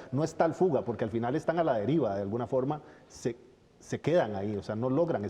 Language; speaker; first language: Spanish; native; Spanish